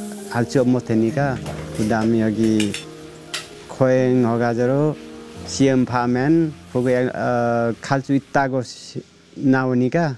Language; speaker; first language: Korean; non-native, learner; Nepali